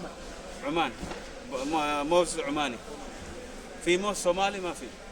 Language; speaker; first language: Arabic; non-native, learner; Somali